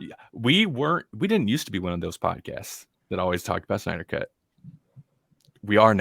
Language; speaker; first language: English; native; English